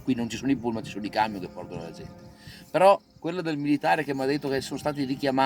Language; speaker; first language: Italian; native; Italian